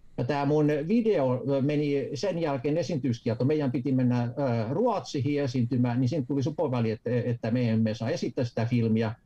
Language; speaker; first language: Finnish; native; Finnish